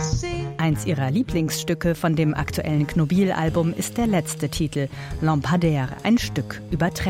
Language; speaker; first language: German; native; German